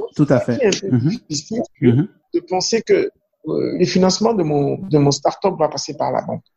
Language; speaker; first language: French; non-native, local second language; Fon